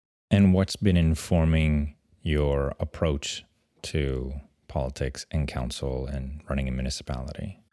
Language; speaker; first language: English; early bilingual, other home language; French